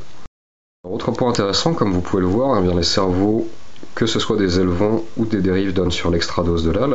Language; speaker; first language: French; native; French